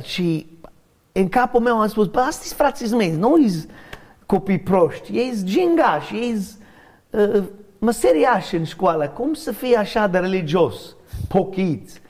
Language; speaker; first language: Romanian; non-native, learner; English